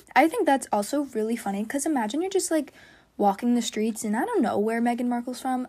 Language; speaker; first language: English; native; English